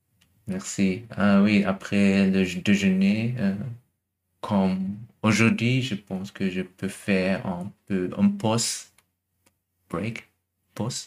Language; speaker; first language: French; non-native, learner; German